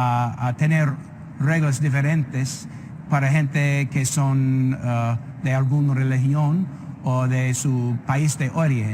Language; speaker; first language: Spanish; non-native, fluent; English